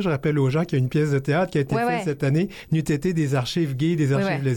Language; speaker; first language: French; native; French